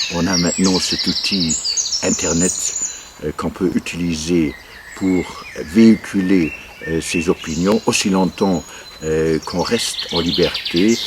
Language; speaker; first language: French; non-native, local second language; Luxembourgish